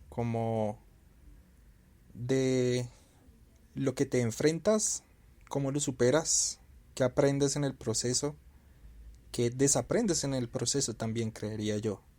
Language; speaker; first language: Spanish; native; Spanish